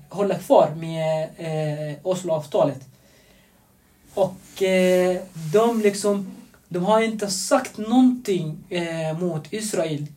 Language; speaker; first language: Swedish; non-native, fluent; Arabic